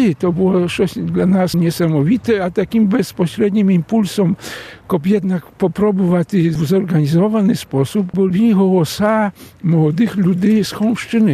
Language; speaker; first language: Polish; non-native, local second language; Belarusian